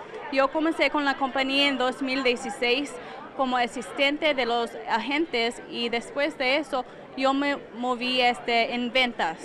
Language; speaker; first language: Spanish; early bilingual, heritage; Spanish